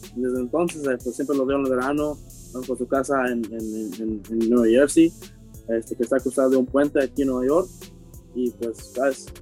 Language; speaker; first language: Spanish; early bilingual, heritage; Spanish